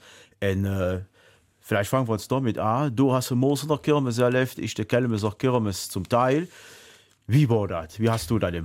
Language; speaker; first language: German; native; German